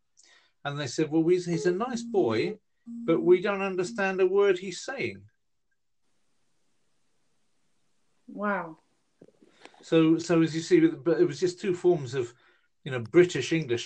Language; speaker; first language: English; native; English